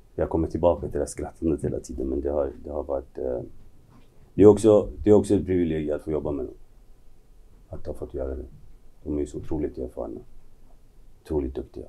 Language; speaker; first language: Swedish; early bilingual, other home language; Kurdish